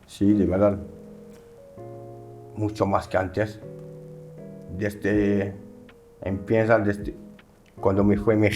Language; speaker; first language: Spanish; non-native, learner; French